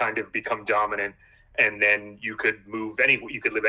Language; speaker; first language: English; native; English